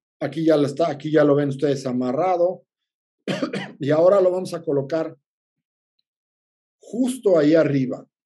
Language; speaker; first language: Spanish; native; Spanish